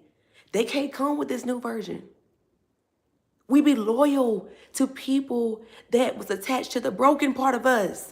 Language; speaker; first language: English; native; English